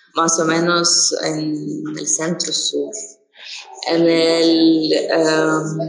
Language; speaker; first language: Spanish; non-native, fluent; Ukrainian